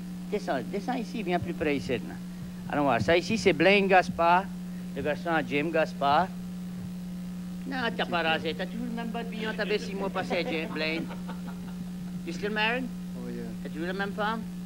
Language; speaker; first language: French; native; French